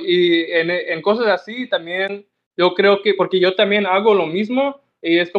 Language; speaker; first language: Spanish; non-native, learner; English